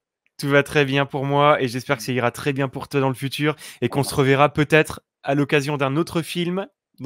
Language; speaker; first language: French; native; French